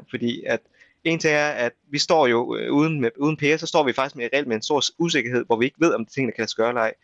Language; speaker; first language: Danish; early bilingual, other home language; Vietnamese